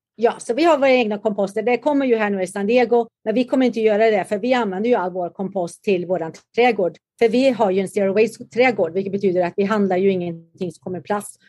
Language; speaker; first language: Swedish; native; Swedish